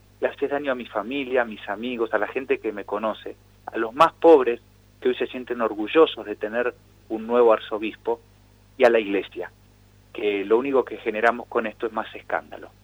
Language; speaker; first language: Spanish; native; Spanish